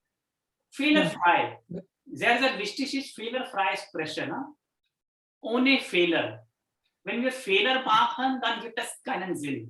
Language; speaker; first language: German; non-native, fluent; Hindi